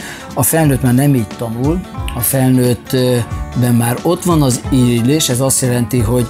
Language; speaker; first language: Hungarian; native; Hungarian